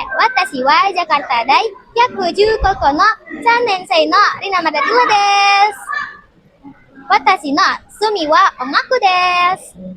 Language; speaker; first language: Japanese; non-native, learner; Indonesian